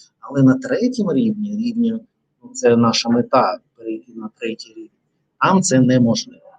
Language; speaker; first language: Ukrainian; non-native, learner; Russian